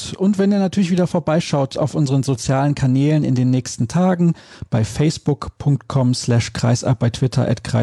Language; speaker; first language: German; native; German